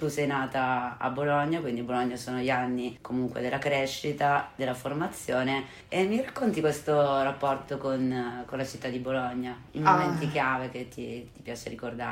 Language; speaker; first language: Italian; native; Italian